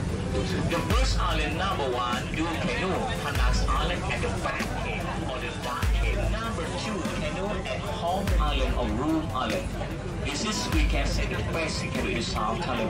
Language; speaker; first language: English; non-native, learner; Thai